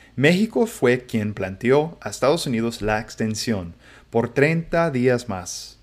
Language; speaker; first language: Spanish; non-native, fluent; English